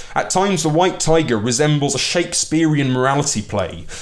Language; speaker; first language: English; early bilingual, other home language; Hindi